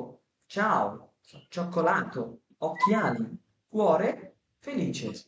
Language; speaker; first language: Italian; non-native, fluent; Bangla